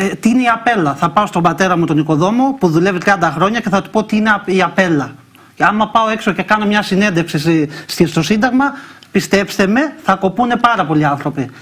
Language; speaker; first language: Greek; early bilingual, other home language; Albanian